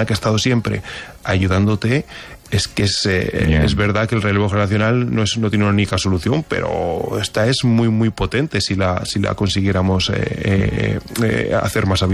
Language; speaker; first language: Spanish; native; Spanish